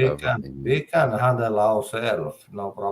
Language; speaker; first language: English; non-native, learner; Finnish